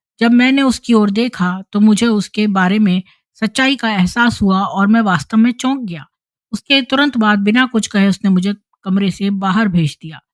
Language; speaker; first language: Hindi; native; Hindi